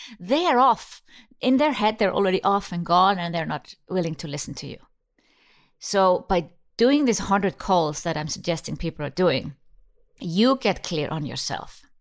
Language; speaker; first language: English; non-native, fluent; Icelandic